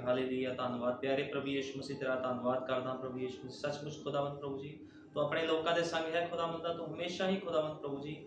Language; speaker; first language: Hindi; non-native, local second language; Punjabi